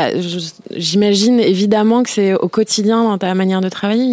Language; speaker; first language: French; native; French